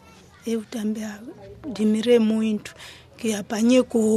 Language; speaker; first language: Portuguese; non-native, local second language; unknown